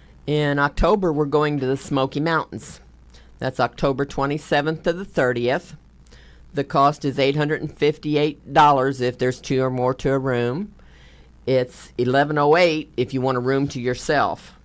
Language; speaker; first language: English; native; English